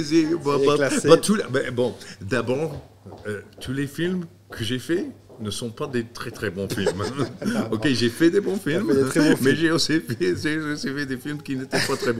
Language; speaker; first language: French; non-native, fluent; English